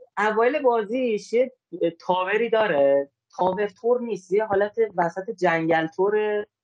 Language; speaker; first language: Persian; native; Persian